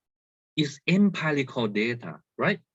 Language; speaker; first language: English; non-native, learner; Thai